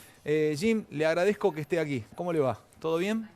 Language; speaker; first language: Spanish; native; Spanish